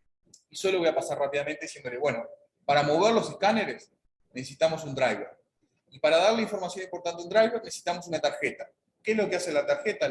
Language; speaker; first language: Spanish; native; Spanish